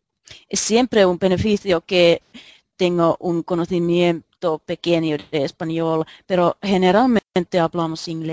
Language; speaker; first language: Spanish; non-native, learner; Finnish